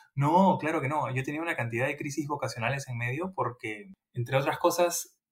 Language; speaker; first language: Spanish; native; Spanish